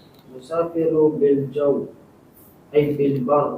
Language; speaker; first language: Arabic; non-native, learner; Filipino